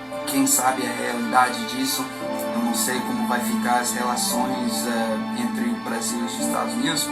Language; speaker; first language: Portuguese; non-native, fluent; English